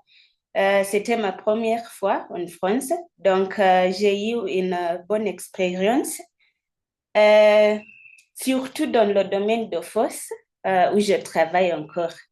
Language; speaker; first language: French; non-native, fluent; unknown